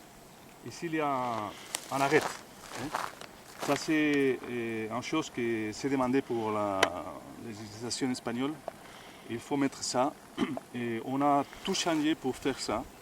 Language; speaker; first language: French; non-native, fluent; Spanish